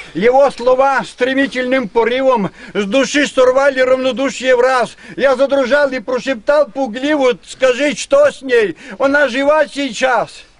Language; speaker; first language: Russian; non-native, local second language; Ukrainian